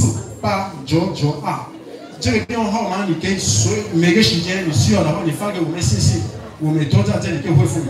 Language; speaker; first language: Chinese; non-native, learner; French